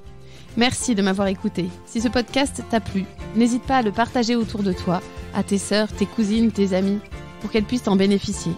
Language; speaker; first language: French; native; French